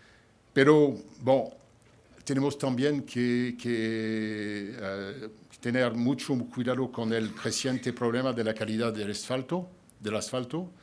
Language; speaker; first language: Spanish; non-native, fluent; French